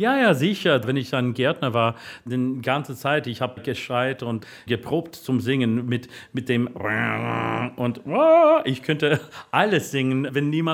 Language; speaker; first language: German; non-native, fluent; English